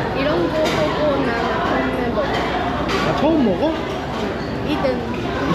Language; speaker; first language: Korean; non-native, learner; Chinese